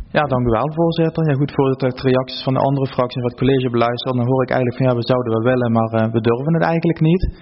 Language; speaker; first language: Dutch; native; Dutch